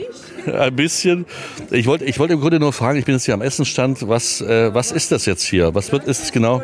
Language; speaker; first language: German; native; German